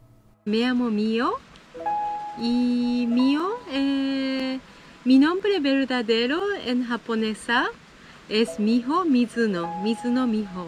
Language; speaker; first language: Spanish; non-native, learner; Japanese